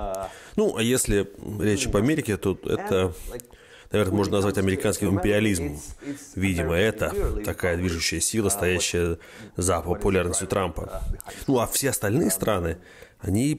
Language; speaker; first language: Russian; native; Russian